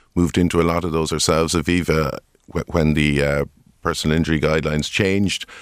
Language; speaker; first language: English; native; English